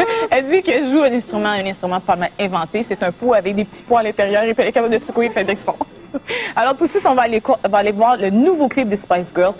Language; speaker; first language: French; native; French